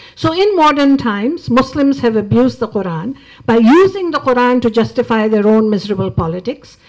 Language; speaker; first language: English; non-native, local second language; Urdu